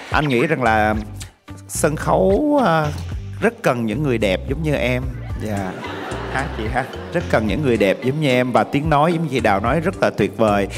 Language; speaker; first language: Vietnamese; native; Vietnamese